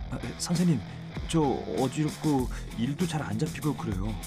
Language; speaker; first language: Korean; native; Korean